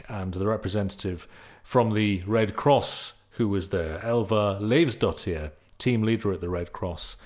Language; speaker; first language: English; native; English